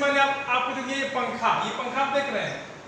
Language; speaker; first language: Hindi; native; Hindi